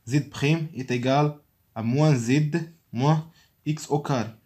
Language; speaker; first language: French; non-native, local second language; Arabic